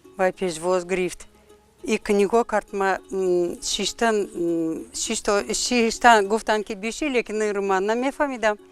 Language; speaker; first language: Tajik; non-native, fluent; Russian